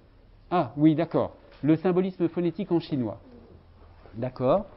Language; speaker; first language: French; native; French